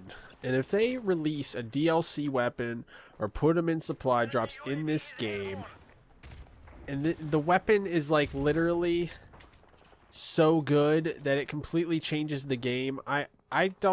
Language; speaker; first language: English; native; English